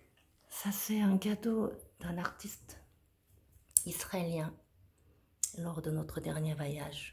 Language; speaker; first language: French; non-native, fluent; Korean